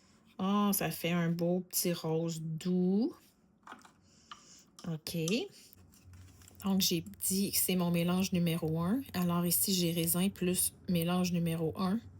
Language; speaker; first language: French; native; French